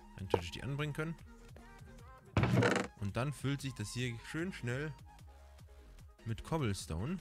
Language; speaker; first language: German; native; German